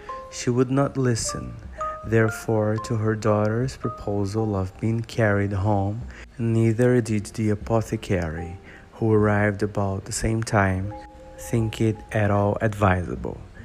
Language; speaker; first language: English; non-native, fluent; Portuguese